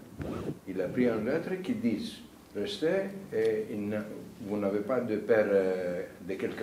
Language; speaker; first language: French; non-native, fluent; Greek